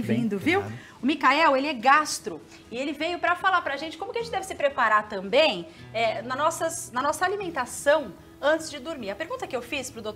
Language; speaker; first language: Portuguese; native; Portuguese